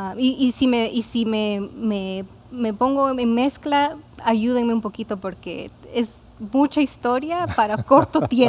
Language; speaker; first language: Spanish; early bilingual, heritage; Spanish